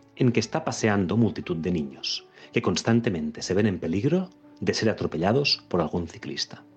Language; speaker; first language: Spanish; non-native, local second language; Catalan